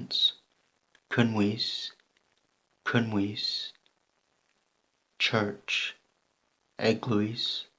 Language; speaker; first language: Welsh; non-native, learner; English